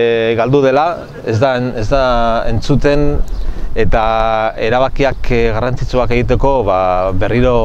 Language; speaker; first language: Basque; non-native, local second language; Spanish